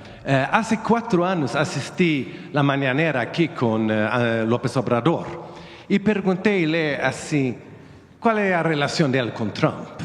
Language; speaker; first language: Spanish; non-native, learner; Swedish